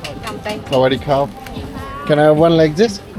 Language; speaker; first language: English; non-native, learner; French